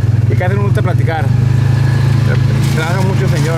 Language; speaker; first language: Spanish; native; Spanish